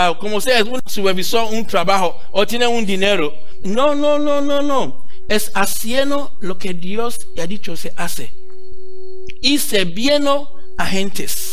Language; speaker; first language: Spanish; non-native, learner; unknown